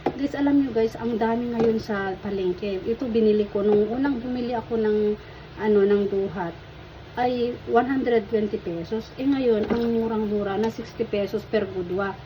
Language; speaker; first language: Filipino; non-native, local second language; Iloko